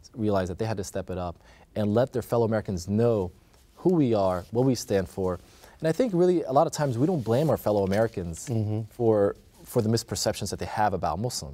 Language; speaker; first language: English; native; English